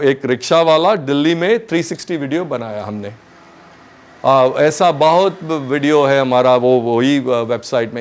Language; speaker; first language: Hindi; non-native, local second language; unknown